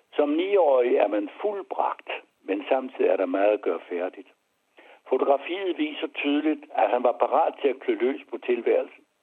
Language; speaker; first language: Danish; early bilingual, other home language; French